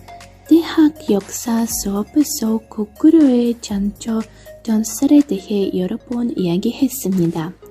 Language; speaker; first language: Korean; non-native, learner; Russian